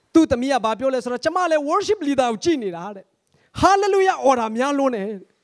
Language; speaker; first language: Burmese; non-native, local second language; Hakha Chin